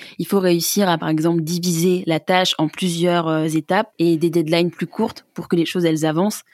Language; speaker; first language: French; native; French